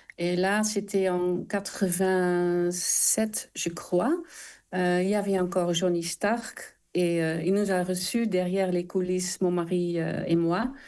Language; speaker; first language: French; non-native, fluent; Dutch